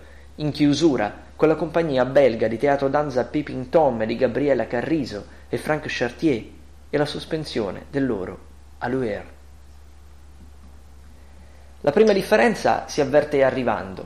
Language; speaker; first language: Italian; native; Italian